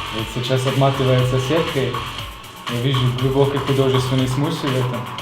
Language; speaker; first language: Russian; non-native, fluent; German